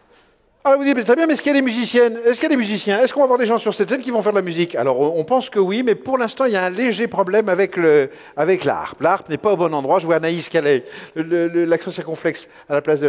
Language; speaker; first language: French; native; French